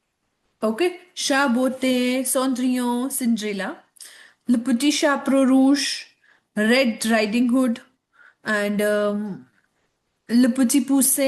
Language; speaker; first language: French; non-native, fluent; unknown